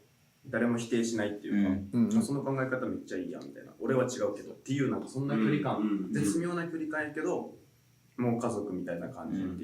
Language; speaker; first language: Japanese; native; Japanese